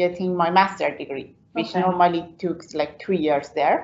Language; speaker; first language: English; non-native, fluent; Persian